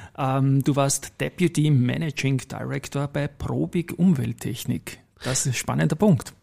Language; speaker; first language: German; native; German